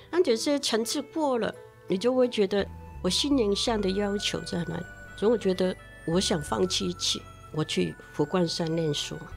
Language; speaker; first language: Chinese; non-native, local second language; Cantonese